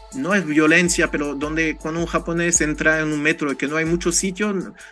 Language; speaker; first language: Spanish; non-native, fluent; French